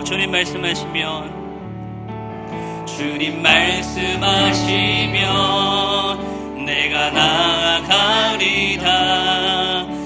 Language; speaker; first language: Korean; native; Korean